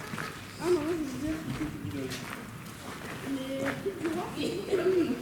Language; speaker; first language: French; native; French